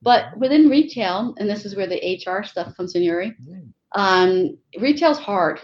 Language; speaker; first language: English; native; English